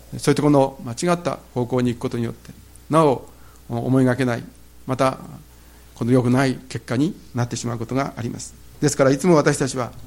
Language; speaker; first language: Japanese; native; Japanese